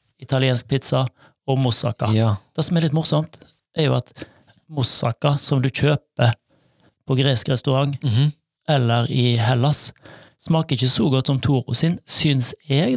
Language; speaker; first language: Norwegian; native; Norwegian